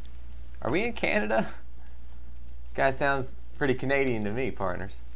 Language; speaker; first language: English; native; English